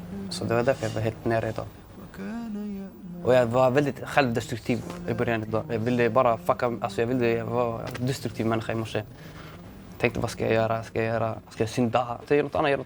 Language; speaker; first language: Swedish; early bilingual, other home language; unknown